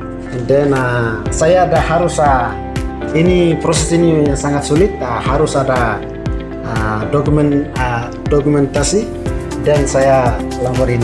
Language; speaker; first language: Indonesian; non-native, learner; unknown